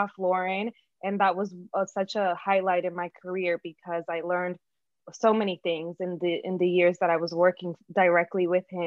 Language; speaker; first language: English; early bilingual, other home language; Spanish